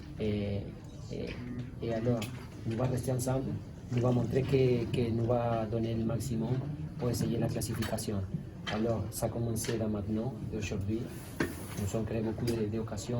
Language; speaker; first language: French; non-native, learner; Spanish